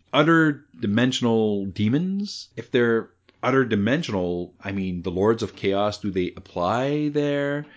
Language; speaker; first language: English; native; English